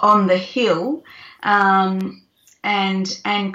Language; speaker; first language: English; native; English